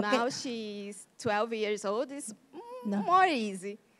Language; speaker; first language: English; non-native, learner; Portuguese